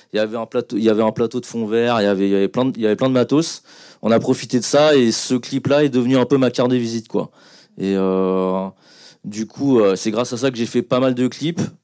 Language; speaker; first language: French; native; French